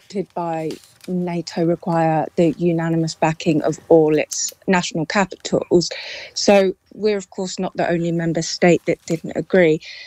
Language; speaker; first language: English; native; English